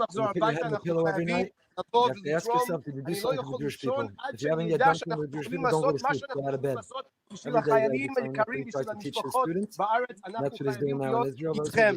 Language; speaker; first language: Hebrew; non-native, fluent; English